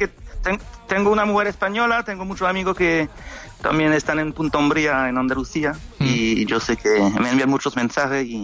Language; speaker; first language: Spanish; non-native, fluent; French